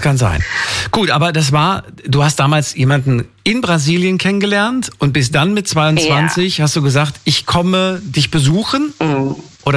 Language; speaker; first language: German; native; German